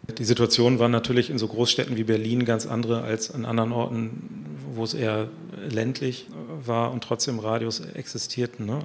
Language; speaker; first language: German; native; German